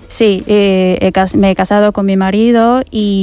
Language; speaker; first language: Spanish; non-native, fluent; Chinese